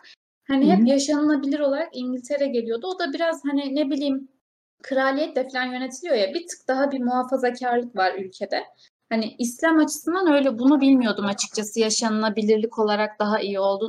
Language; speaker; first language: Turkish; native; Turkish